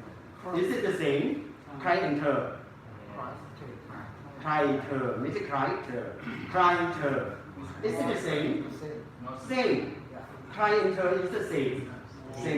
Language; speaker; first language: Thai; native; Thai